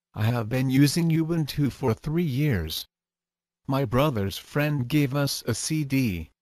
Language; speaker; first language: English; native; English